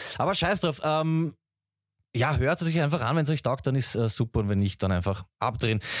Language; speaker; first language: German; native; German